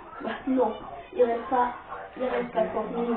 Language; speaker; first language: French; native; French